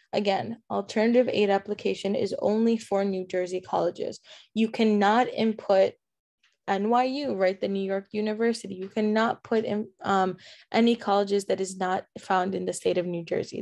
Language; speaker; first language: English; early bilingual, other home language; Spanish